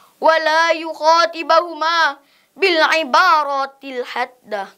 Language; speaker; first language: Arabic; non-native, learner; Indonesian